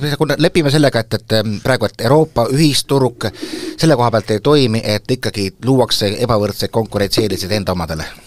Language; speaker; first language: Estonian; native; Estonian